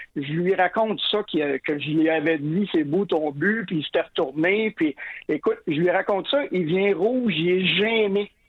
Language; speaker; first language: French; native; French